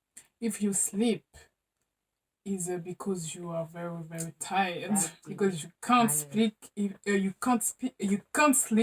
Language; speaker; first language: English; non-native, learner; French